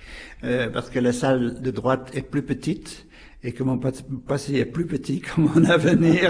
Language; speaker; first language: French; native; French